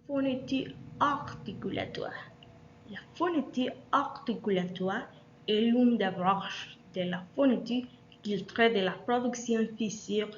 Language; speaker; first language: French; non-native, learner; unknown